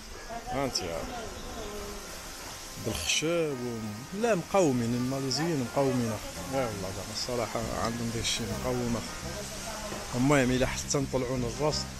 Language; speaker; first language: Arabic; early bilingual, heritage; Arabic